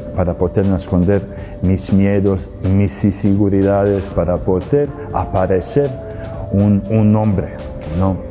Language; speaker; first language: Spanish; non-native, fluent; Serbian